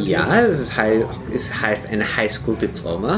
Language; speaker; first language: German; non-native, fluent; English